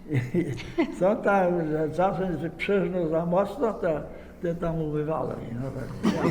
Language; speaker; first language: Polish; early bilingual, heritage; Polish